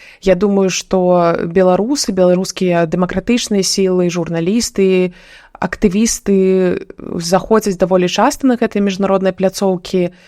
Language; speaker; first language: Belarusian; non-native, local second language; Russian